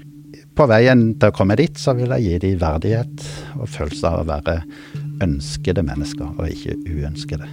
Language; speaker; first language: Norwegian; native; Norwegian